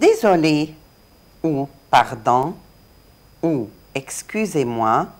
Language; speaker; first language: French; non-native, fluent; Arabic